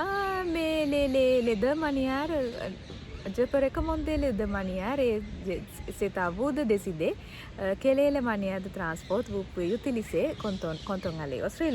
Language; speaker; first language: French; non-native, learner; Sinhala